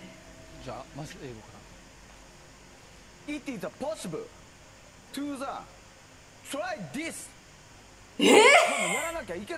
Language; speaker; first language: Japanese; native; Japanese